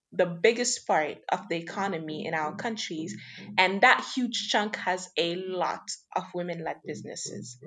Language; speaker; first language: English; non-native, fluent; French